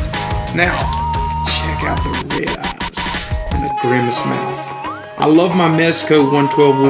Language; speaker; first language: English; native; English